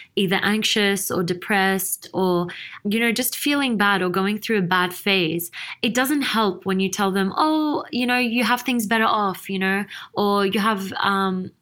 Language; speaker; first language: English; native; English